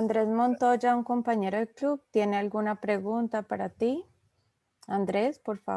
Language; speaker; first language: Spanish; native; Spanish